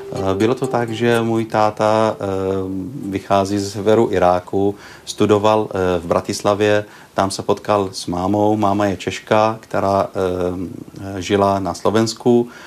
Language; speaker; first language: Czech; early bilingual, heritage; Arabic